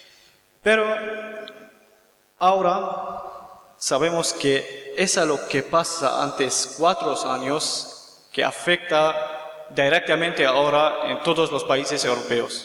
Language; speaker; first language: Spanish; non-native, learner; Kurdish